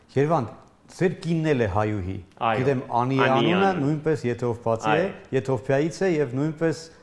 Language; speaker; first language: Armenian; native; Armenian